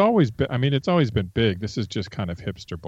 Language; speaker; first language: English; native; English